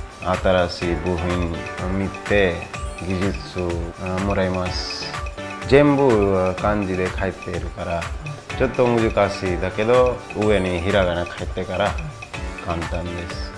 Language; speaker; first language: Japanese; non-native, learner; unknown